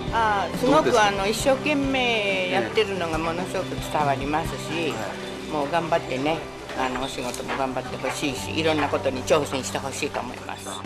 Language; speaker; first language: Japanese; native; Japanese